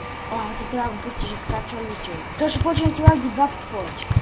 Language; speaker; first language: Bulgarian; native; Bulgarian